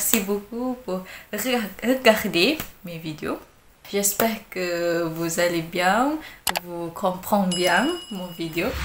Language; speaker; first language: French; non-native, learner; Malay